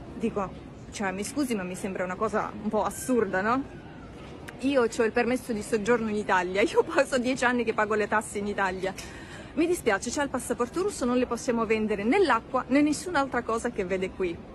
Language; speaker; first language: Italian; non-native, fluent; Russian